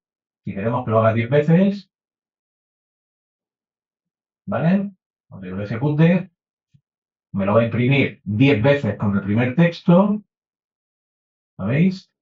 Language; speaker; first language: Spanish; native; Spanish